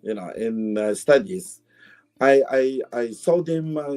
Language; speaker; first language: English; non-native, local second language; Filipino